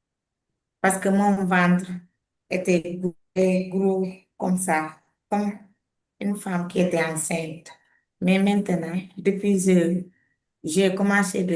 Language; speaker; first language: French; non-native, learner; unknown